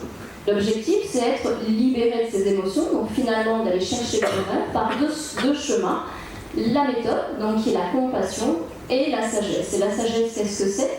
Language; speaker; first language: French; native; French